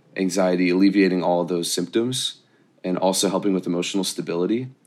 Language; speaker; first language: English; native; English